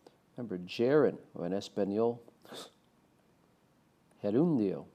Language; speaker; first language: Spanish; non-native, fluent; English